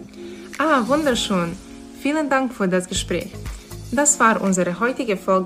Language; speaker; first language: German; non-native, learner; Bosnian